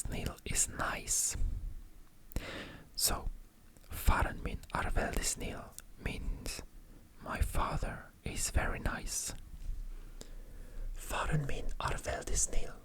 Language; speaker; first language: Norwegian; non-native, learner; French